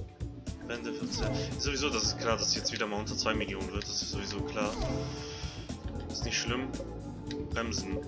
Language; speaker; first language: German; native; German